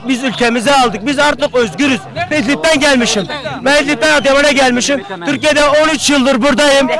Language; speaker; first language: Turkish; early bilingual, other home language; Arabic